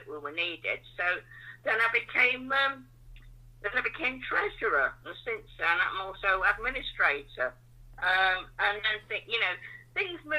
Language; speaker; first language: English; native; English